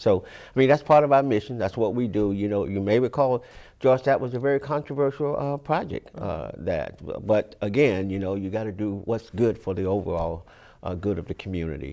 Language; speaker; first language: English; native; English